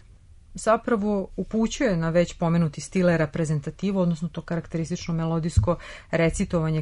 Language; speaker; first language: Serbian; native; Serbian